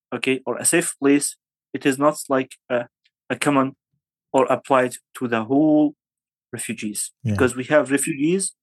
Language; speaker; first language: English; non-native, fluent; Arabic